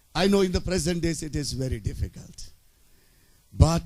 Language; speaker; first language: English; non-native, local second language; Telugu